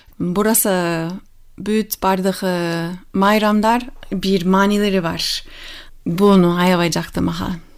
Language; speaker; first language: Kyrgyz; non-native, fluent; English